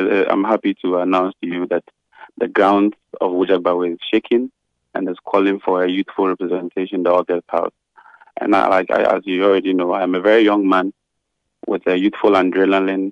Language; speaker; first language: English; non-native, local second language; Ga